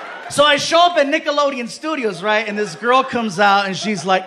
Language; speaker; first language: English; native; English